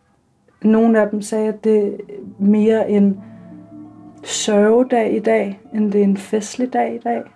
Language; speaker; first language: Danish; early bilingual, other home language; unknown